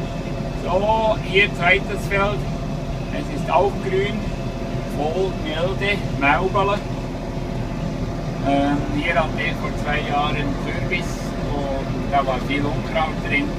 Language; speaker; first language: German; native; German